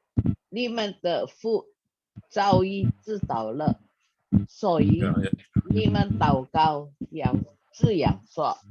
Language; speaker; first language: Chinese; non-native, learner; Indonesian